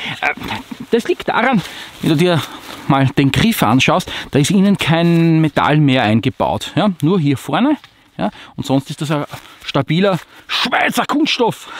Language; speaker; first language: German; native; German